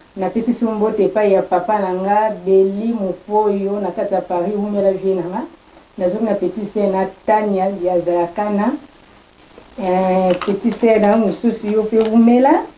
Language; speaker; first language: Lingala; non-native, local second language; Kongo